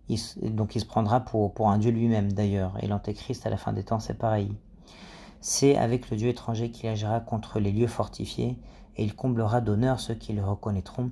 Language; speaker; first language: French; native; French